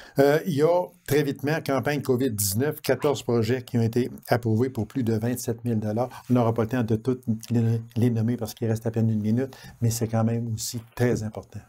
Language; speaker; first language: French; native; French